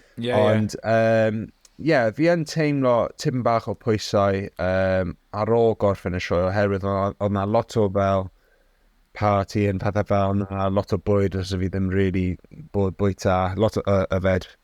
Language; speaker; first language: Welsh; non-native, local second language; English